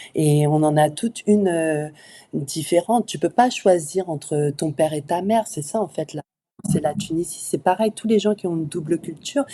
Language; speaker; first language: French; early bilingual, other home language; Arabic